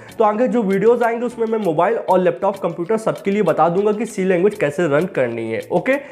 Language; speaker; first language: Hindi; native; Hindi